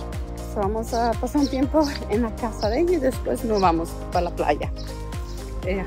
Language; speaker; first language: Spanish; early bilingual, heritage; English